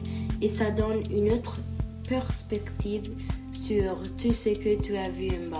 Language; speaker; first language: French; non-native, learner; Italian